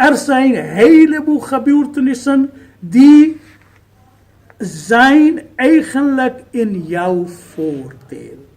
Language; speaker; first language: Dutch; non-native, fluent; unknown